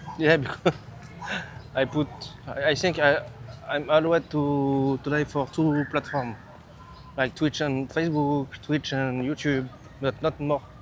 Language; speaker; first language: English; non-native, learner; French